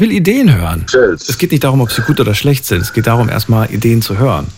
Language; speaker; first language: German; native; German